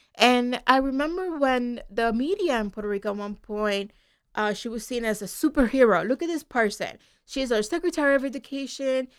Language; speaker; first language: English; non-native, fluent; Spanish